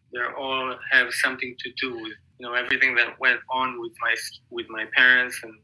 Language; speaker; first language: English; non-native, fluent; Hebrew